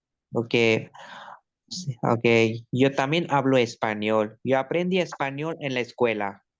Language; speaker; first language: Spanish; non-native, learner; Hindi